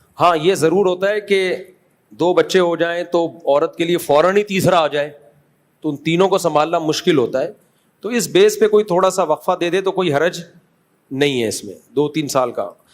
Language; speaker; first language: Urdu; native; Urdu